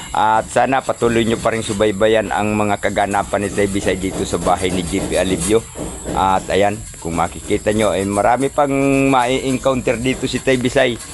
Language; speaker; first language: Filipino; non-native, local second language; Cebuano